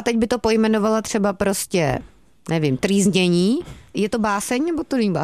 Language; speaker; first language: Czech; native; Czech